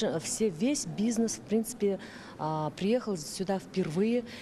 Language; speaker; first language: Russian; non-native, fluent; Mongolian